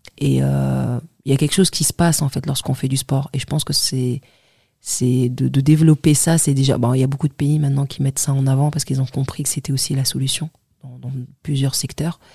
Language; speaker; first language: French; non-native, local second language; Arabic